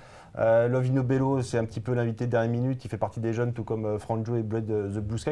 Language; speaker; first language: French; native; French